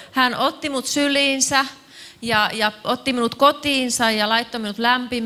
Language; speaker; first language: Finnish; native; Finnish